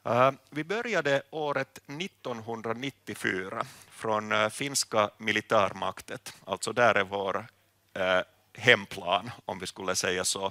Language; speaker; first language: Swedish; non-native, local second language; Finnish